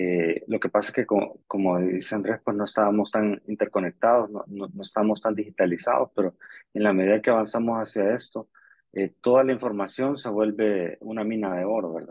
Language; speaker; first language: Spanish; native; Spanish